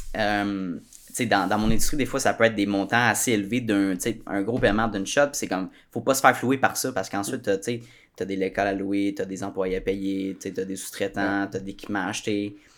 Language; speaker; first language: French; native; French